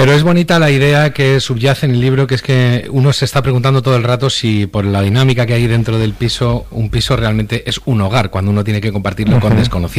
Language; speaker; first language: Spanish; native; Spanish